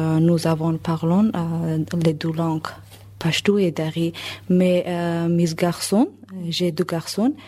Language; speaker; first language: French; non-native, learner; Persian